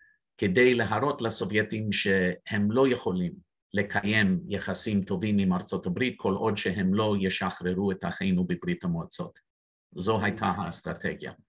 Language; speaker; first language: Hebrew; non-native, fluent; English